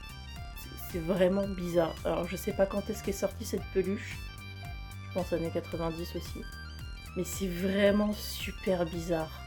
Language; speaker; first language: French; native; French